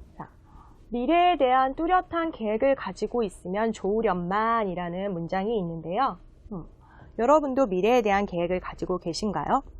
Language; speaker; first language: Korean; native; Korean